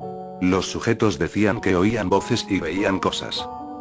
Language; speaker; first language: Spanish; native; Spanish